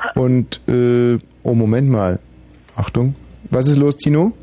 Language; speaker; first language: German; native; German